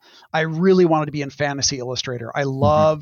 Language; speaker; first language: English; native; English